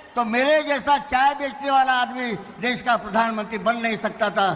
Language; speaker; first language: Hindi; non-native, local second language; Marathi